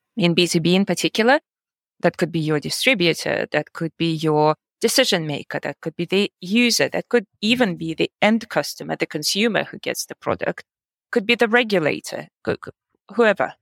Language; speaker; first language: English; non-native, fluent; Russian